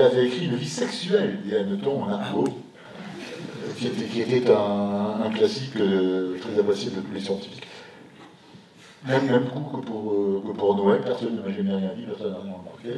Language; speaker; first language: French; native; French